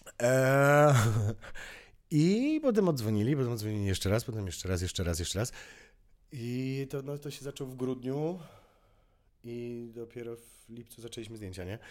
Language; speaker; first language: Polish; native; Polish